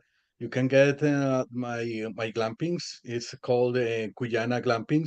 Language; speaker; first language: English; non-native, learner; Spanish